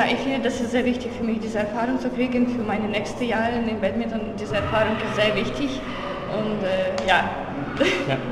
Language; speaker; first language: German; non-native, learner; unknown